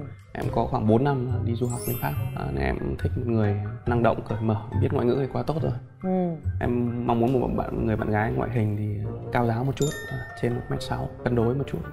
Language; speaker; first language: Vietnamese; native; Vietnamese